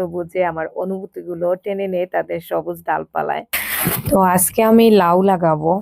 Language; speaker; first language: Bangla; non-native, local second language; Sylheti